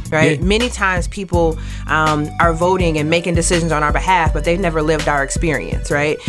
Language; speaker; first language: English; native; English